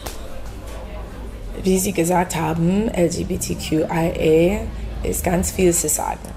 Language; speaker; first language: German; non-native, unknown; English